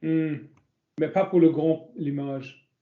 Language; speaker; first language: French; non-native, learner; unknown